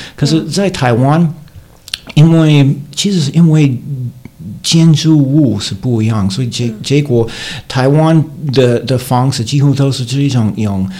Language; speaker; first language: Chinese; non-native, learner; English